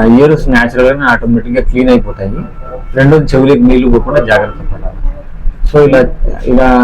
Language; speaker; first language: Telugu; native; Telugu